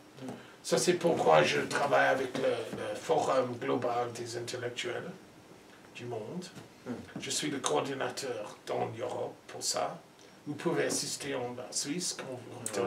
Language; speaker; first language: French; non-native, learner; English